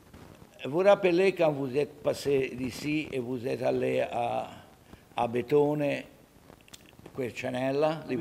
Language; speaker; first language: French; non-native, learner; Italian